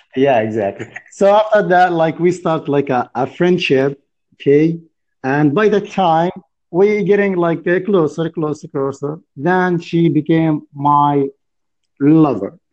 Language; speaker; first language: English; non-native, learner; Arabic